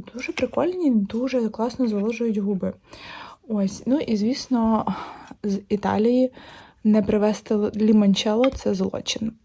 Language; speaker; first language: Ukrainian; native; Ukrainian